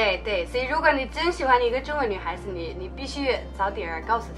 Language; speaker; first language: Chinese; non-native, fluent; Danish